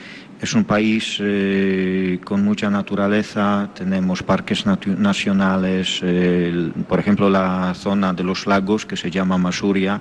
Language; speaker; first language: Spanish; non-native, fluent; Polish